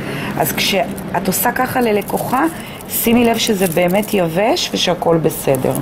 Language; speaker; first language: Hebrew; native; Hebrew